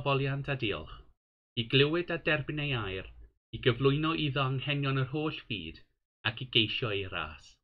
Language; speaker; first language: Welsh; non-native, local second language; English